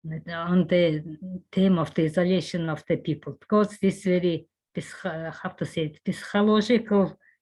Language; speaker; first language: English; non-native, learner; Mongolian